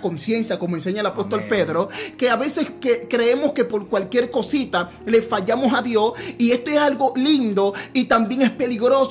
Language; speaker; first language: Spanish; native; Spanish